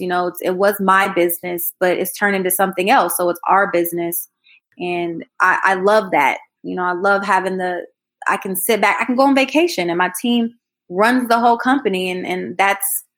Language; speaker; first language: English; native; English